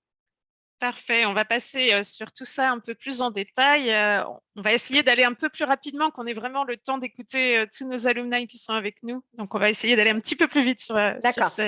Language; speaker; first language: French; native; French